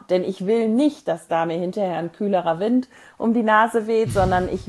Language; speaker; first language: German; native; German